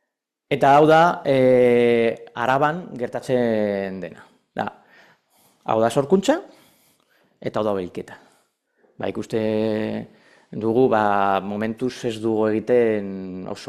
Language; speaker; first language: Basque; non-native, local second language; Spanish